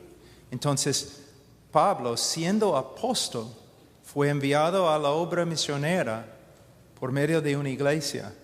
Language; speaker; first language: Spanish; non-native, fluent; English